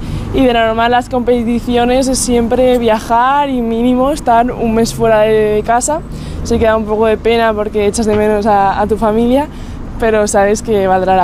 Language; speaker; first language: Spanish; native; Spanish